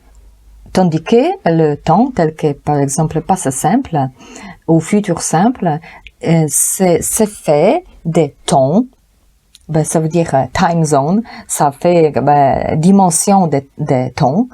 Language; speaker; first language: French; non-native, fluent; Polish